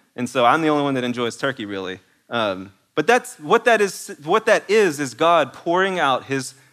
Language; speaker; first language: English; native; English